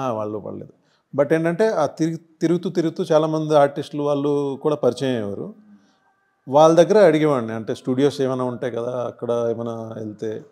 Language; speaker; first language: Telugu; non-native, local second language; Hindi